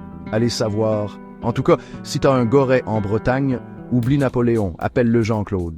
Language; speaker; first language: French; native; French